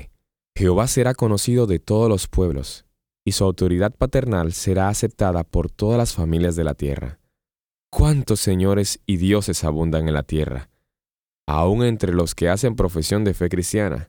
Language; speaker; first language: Spanish; native; Spanish